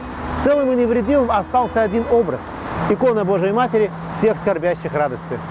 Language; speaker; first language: Russian; native; Russian